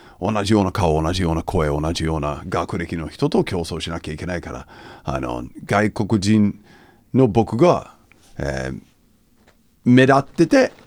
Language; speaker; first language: Japanese; non-native, fluent; English